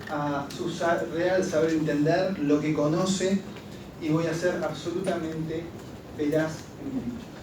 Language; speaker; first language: Spanish; native; Spanish